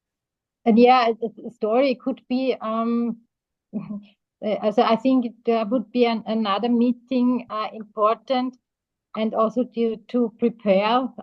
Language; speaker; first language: English; non-native, fluent; German